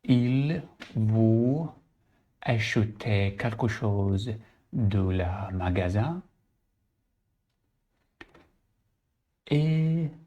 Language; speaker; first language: French; non-native, learner; Arabic